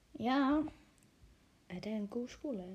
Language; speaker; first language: Swedish; non-native, learner; Icelandic